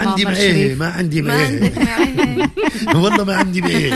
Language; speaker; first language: Arabic; native; Arabic